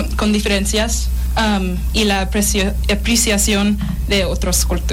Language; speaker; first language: Spanish; non-native, learner; English